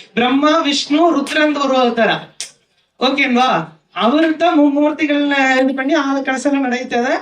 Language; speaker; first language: Tamil; non-native, local second language; Kannada